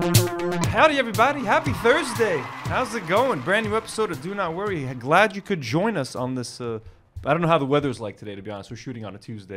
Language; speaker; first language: English; non-native, local second language; Arabic